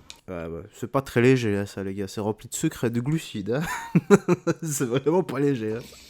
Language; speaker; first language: French; native; French